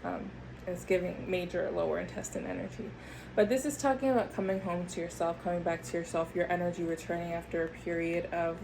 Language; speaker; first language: English; native; English